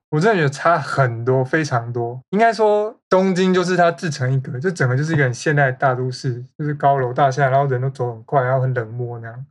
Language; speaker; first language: Chinese; native; Chinese